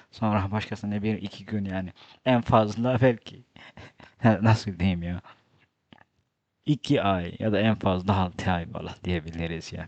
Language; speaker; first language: Turkish; non-native, fluent; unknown